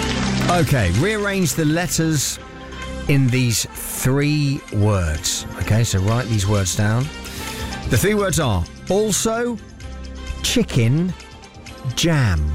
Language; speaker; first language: English; native; English